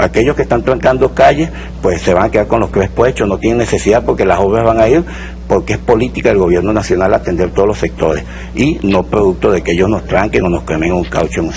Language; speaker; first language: Spanish; native; Spanish